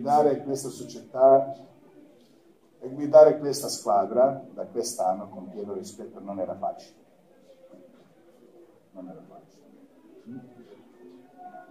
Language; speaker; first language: Italian; non-native, fluent; Croatian